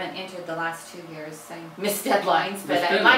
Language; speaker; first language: English; native; English